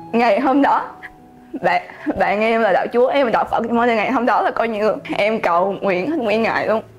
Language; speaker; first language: Vietnamese; early bilingual, heritage; Vietnamese